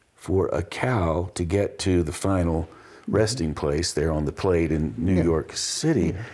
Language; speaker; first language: English; native; English